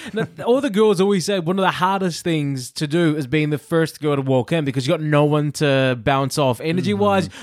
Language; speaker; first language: English; native; English